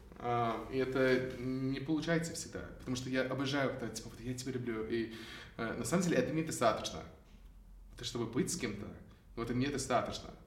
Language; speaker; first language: Russian; non-native, fluent; English